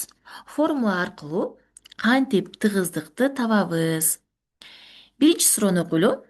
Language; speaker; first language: Kyrgyz; native; Kyrgyz